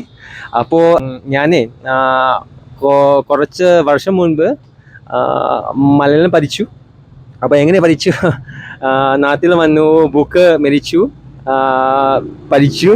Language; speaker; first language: Malayalam; non-native, learner; Chinese